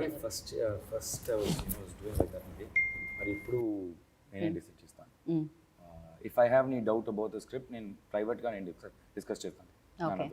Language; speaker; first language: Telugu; non-native, learner; Tamil